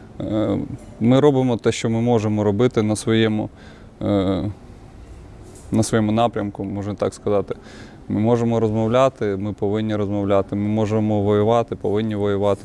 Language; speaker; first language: Ukrainian; non-native, local second language; Russian